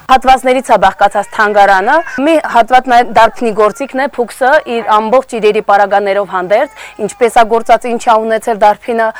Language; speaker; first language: Armenian; native; Armenian